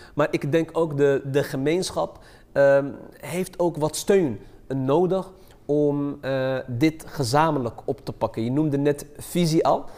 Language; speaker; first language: Dutch; early bilingual, other home language; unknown